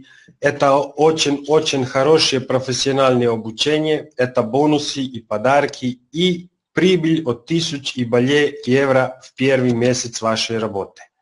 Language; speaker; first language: Russian; non-native, learner; Serbian